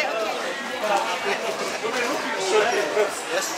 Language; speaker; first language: English; non-native, learner; Thai